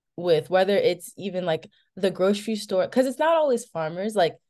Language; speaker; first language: English; native; English